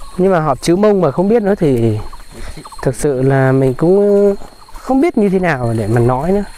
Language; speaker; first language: Vietnamese; non-native, local second language; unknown